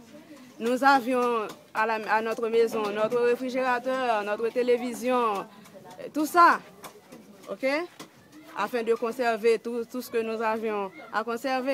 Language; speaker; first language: French; non-native, local second language; Haitian Creole